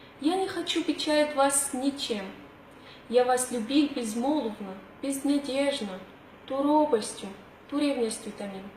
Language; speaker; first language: Russian; non-native, learner; Arabic